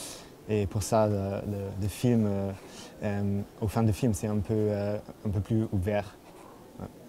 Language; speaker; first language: French; non-native, fluent; German